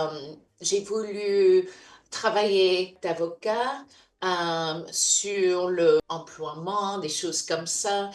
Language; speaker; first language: French; non-native, fluent; English